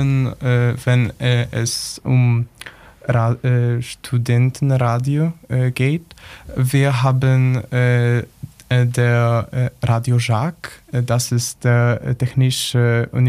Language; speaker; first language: German; non-native, learner; Polish